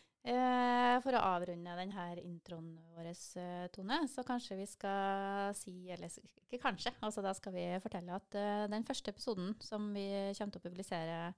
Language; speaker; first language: Norwegian; native; Norwegian